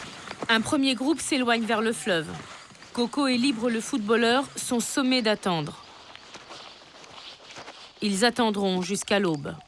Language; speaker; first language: French; native; French